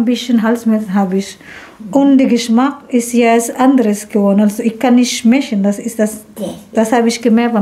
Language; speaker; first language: German; non-native, learner; Filipino